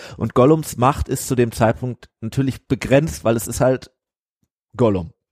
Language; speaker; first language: German; native; German